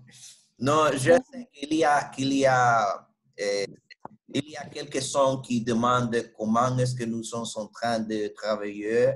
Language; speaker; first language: French; non-native, fluent; Spanish